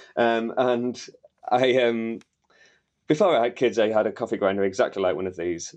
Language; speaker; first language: English; native; English